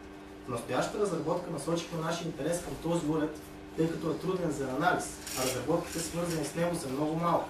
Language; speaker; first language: Bulgarian; native; Bulgarian